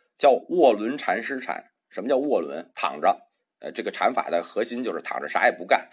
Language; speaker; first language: Chinese; native; Chinese